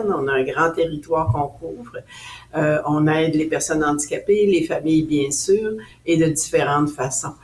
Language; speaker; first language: French; native; French